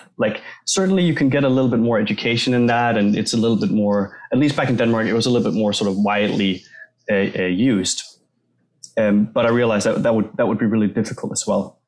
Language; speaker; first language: English; non-native, fluent; Danish